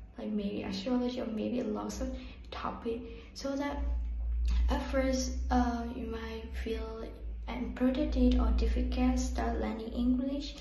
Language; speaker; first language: English; non-native, learner; Burmese